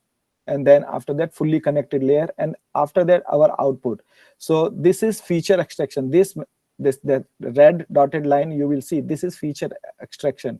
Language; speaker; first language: English; non-native, learner; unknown